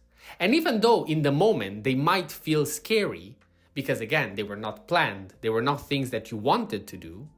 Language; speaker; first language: English; non-native, fluent; Italian